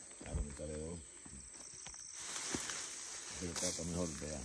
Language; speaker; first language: Spanish; native; Spanish